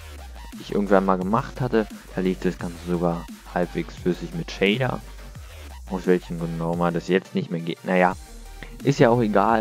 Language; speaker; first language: German; native; German